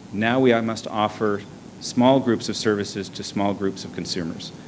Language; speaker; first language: English; native; English